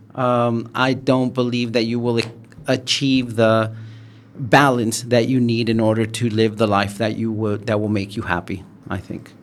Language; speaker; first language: English; early bilingual, other home language; Spanish